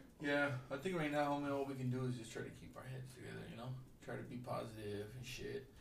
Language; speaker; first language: English; early bilingual, other home language; Spanish